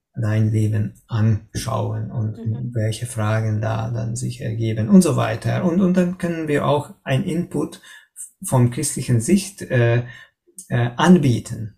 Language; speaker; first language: German; non-native, learner; Hungarian